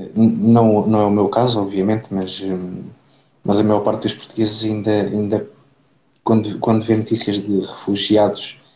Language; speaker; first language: Portuguese; native; Portuguese